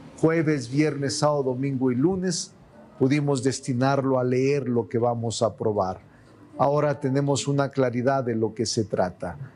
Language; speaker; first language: Spanish; native; Spanish